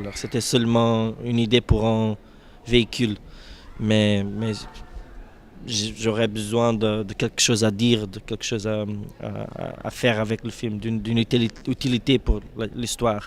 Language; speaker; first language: French; non-native, fluent; Portuguese